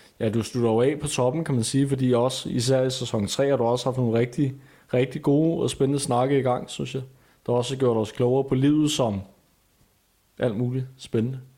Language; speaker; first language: Danish; native; Danish